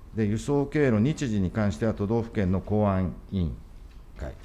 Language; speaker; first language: Japanese; native; Japanese